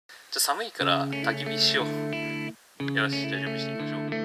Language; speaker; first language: Japanese; native; Japanese